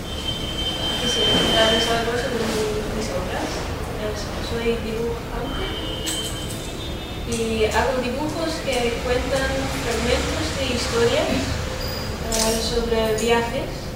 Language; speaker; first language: Spanish; non-native, fluent; Dutch